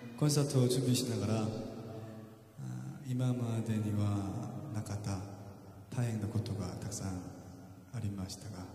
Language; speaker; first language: Japanese; non-native, fluent; Korean